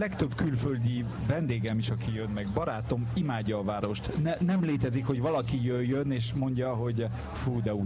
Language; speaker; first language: Hungarian; early bilingual, heritage; French